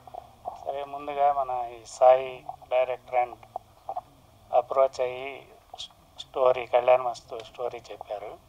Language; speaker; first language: Telugu; native; Telugu